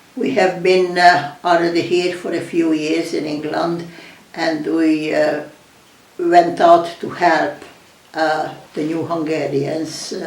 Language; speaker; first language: English; non-native, fluent; Hungarian